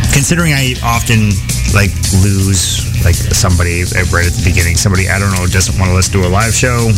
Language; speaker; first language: English; native; English